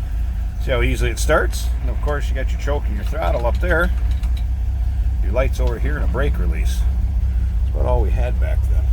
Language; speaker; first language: English; native; English